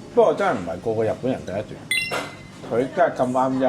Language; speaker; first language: Cantonese; native; Cantonese